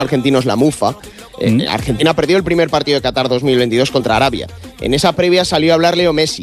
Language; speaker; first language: Spanish; native; Spanish